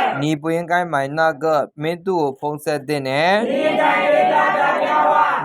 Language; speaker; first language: Chinese; non-native, fluent; Burmese